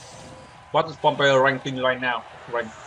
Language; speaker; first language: English; non-native, learner; Vietnamese